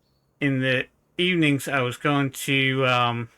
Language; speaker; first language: English; native; English